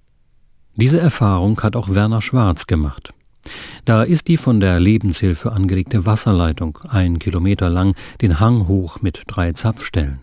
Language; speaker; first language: German; native; German